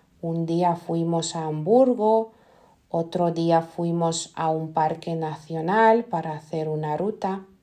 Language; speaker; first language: Spanish; non-native, fluent; Lithuanian